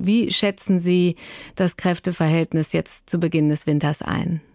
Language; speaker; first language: German; native; German